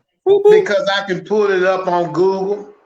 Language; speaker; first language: English; native; English